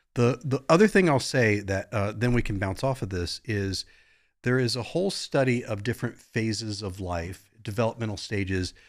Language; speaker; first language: English; native; English